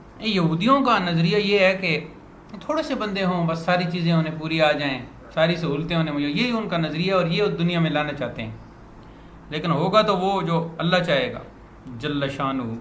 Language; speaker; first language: Urdu; non-native, local second language; Punjabi